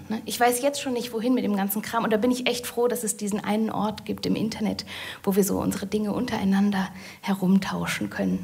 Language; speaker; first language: German; native; German